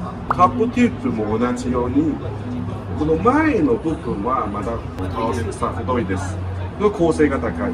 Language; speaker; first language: Japanese; non-native, learner; Chinese